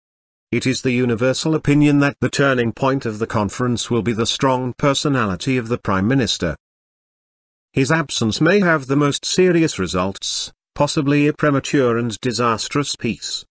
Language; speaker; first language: English; non-native, fluent; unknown